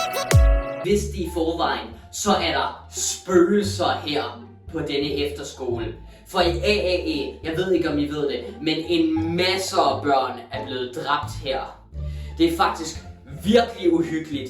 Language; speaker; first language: Danish; native; Danish